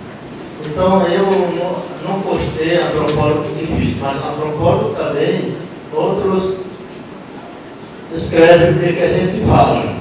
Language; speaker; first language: Portuguese; non-native, local second language; Yanomámi